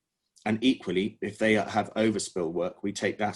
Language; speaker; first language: English; native; English